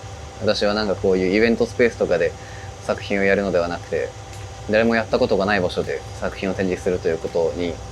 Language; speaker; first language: Japanese; native; Japanese